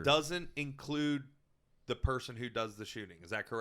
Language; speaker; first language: English; native; English